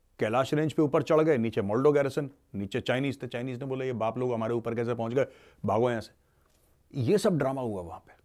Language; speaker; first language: Hindi; native; Hindi